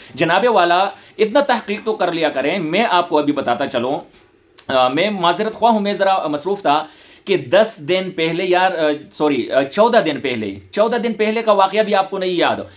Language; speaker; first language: Urdu; non-native, local second language; Pashto